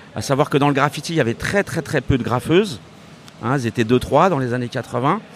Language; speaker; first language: French; native; French